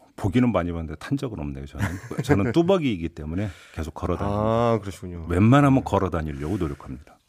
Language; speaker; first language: Korean; native; Korean